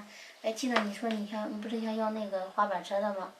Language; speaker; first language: Chinese; native; Chinese